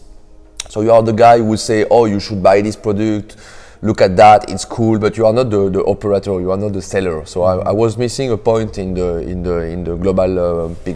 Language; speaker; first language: English; non-native, fluent; French